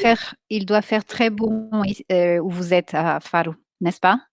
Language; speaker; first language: French; non-native, fluent; Portuguese